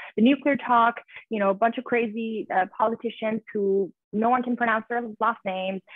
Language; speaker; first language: English; early bilingual, other home language; Persian